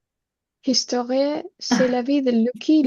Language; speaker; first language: French; non-native, learner; Spanish